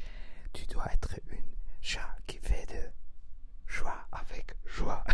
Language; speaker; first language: French; non-native, learner; Spanish